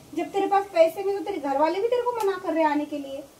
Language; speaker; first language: Hindi; non-native, local second language; Marathi